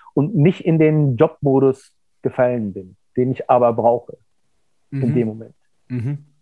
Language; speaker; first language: German; native; German